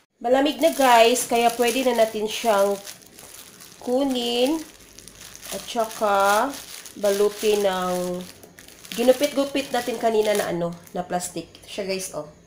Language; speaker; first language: Filipino; non-native, local second language; Cebuano